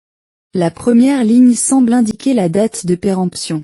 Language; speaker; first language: French; non-native, learner; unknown